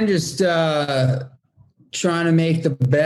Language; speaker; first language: English; native; English